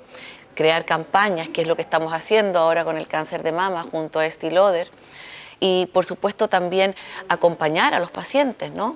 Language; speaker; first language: Spanish; native; Spanish